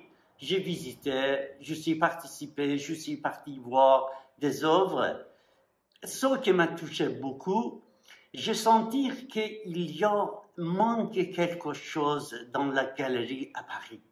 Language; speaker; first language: French; non-native, fluent; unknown